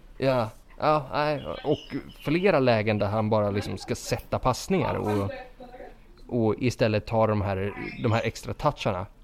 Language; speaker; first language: Swedish; native; Swedish